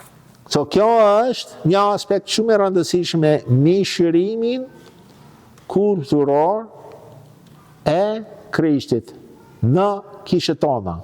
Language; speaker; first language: Albanian; non-native, fluent; English